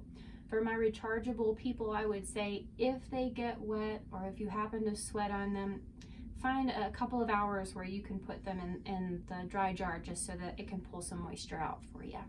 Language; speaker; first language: English; native; English